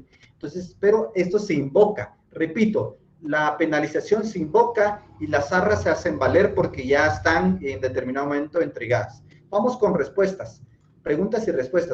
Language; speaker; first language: Spanish; native; Spanish